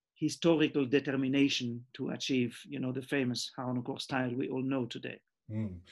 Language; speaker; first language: English; early bilingual, other home language; French